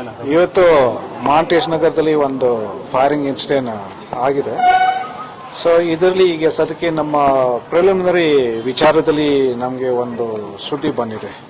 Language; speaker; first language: Kannada; non-native, fluent; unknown